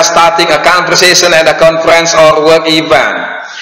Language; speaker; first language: English; non-native, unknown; Indonesian